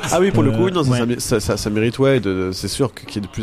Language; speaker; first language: French; native; French